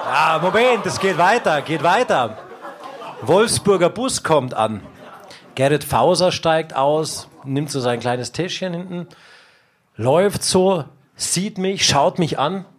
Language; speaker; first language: German; native; German